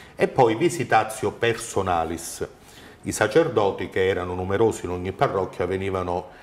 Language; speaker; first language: Italian; native; Italian